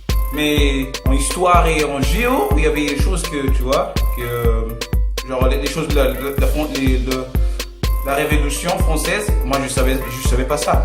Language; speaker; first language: French; non-native, learner; English